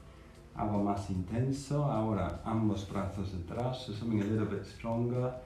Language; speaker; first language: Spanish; non-native, fluent; English